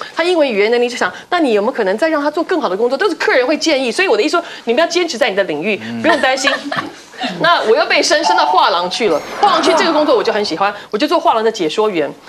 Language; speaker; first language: Chinese; native; Chinese